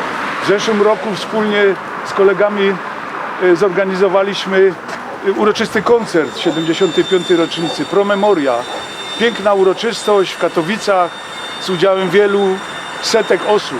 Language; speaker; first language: Polish; native; Polish